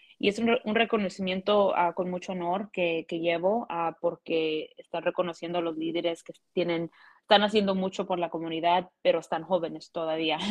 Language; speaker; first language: Spanish; early bilingual, heritage; Spanish